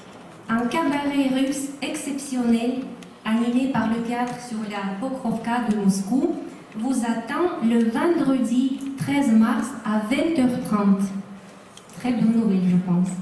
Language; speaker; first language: French; non-native, fluent; Russian